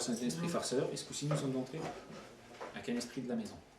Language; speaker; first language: French; native; French